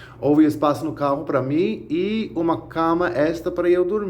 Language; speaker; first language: Portuguese; non-native, fluent; English